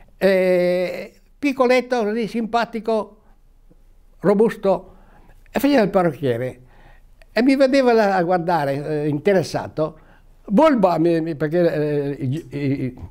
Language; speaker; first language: Italian; native; Italian